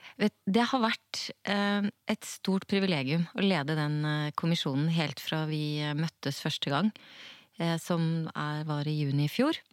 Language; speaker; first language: Norwegian; native; Norwegian